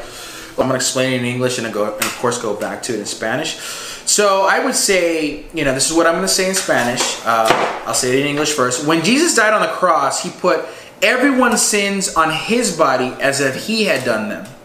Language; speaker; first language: English; native; English